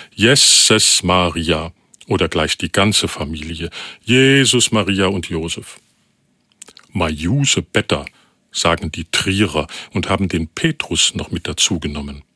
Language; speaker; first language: German; native; German